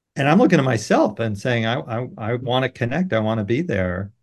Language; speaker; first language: English; native; English